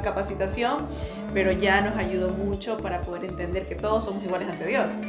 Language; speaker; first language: Spanish; native; Spanish